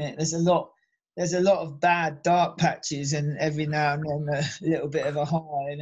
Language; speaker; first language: English; native; English